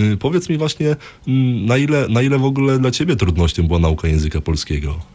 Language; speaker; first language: Polish; native; Polish